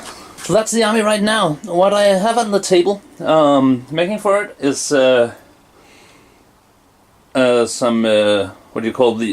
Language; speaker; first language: English; non-native, fluent; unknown